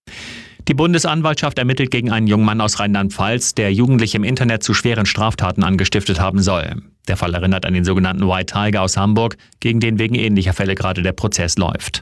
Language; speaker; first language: German; native; German